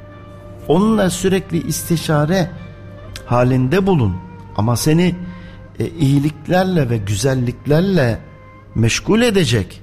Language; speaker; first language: Turkish; native; Turkish